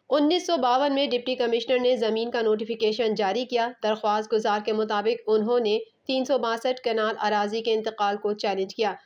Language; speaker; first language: Urdu; native; Urdu